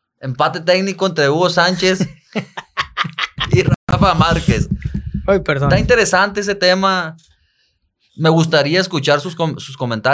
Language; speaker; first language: Spanish; native; Spanish